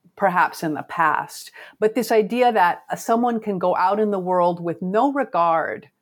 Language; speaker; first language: English; native; English